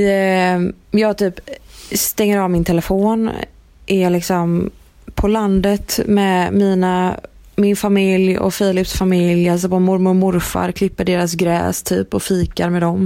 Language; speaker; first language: Swedish; native; Swedish